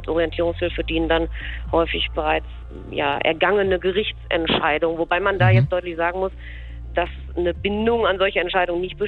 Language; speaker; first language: German; native; German